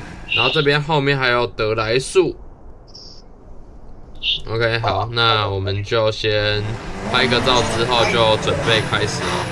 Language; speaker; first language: Chinese; native; Chinese